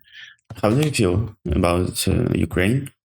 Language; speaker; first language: English; non-native, learner; Ukrainian